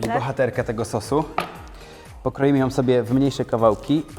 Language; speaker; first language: Polish; native; Polish